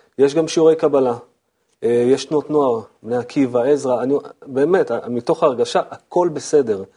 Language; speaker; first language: Hebrew; native; Hebrew